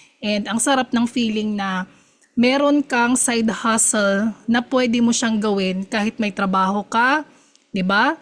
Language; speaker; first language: Filipino; non-native, local second language; Cebuano